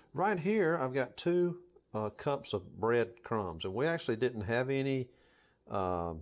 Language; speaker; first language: English; native; English